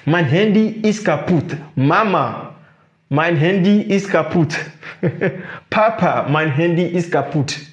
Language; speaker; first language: German; non-native, fluent; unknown